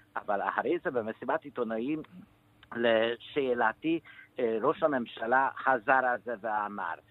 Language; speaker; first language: Hebrew; non-native, fluent; Hungarian